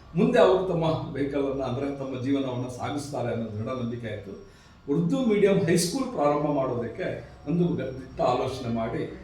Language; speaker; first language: Kannada; non-native, local second language; Urdu